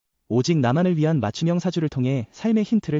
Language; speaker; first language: Korean; native; Korean